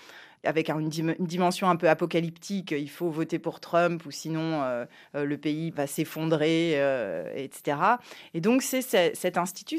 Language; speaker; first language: French; native; French